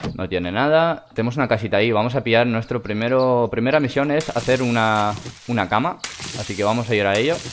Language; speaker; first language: Spanish; non-native, fluent; Russian